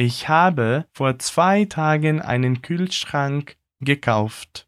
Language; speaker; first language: German; non-native, fluent; Portuguese